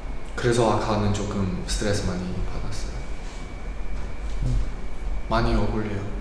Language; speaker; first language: Korean; non-native, learner; Chinese